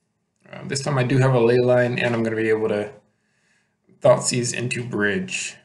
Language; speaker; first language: English; native; English